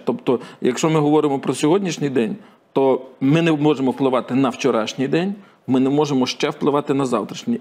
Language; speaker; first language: Ukrainian; native; Ukrainian